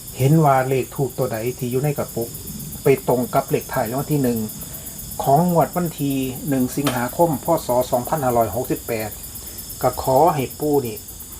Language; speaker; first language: Thai; native; Thai